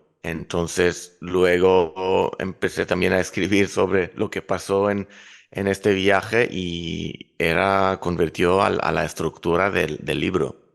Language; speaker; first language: Spanish; non-native, fluent; Hebrew